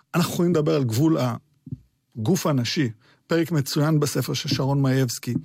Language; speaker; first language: Hebrew; early bilingual, other home language; Arabic